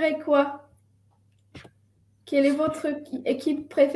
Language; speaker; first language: French; non-native, fluent; Spanish